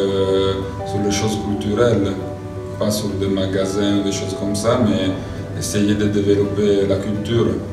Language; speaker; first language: French; non-native, fluent; Italian